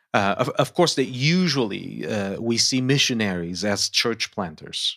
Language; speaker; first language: English; non-native, fluent; Portuguese